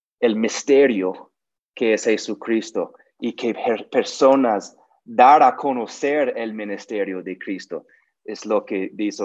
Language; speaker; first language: Spanish; non-native, learner; English